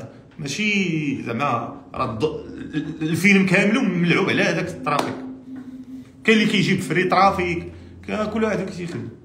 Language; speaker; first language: Arabic; native; Arabic